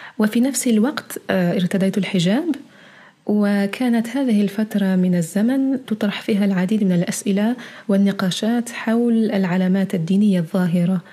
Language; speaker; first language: Arabic; early bilingual, heritage; Arabic